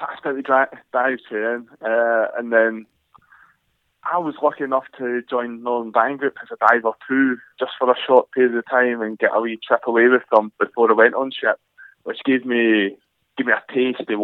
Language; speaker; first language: English; native; English